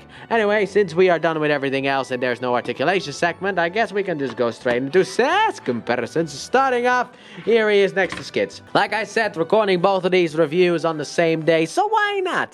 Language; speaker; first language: English; native; English